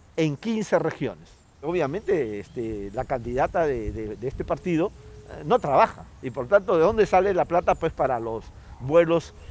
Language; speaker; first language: Spanish; non-native, local second language; Quechua